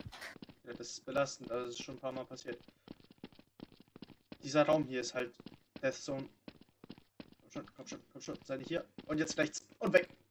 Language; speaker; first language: German; native; German